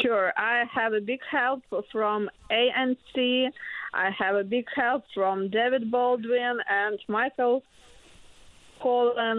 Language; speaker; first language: English; non-native, learner; Ukrainian